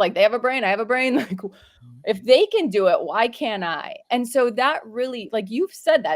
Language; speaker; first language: English; native; English